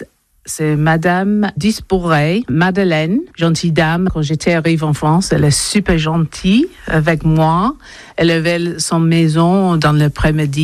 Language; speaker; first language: French; non-native, learner; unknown